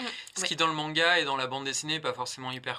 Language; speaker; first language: French; native; French